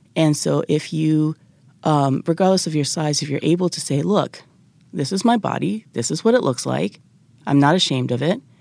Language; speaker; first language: English; early bilingual, other home language; Japanese